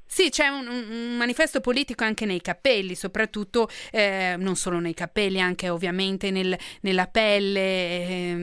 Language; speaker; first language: Italian; native; Italian